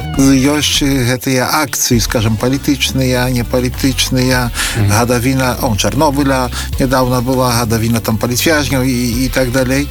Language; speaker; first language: Belarusian; native; Belarusian